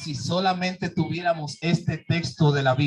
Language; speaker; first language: Spanish; native; Spanish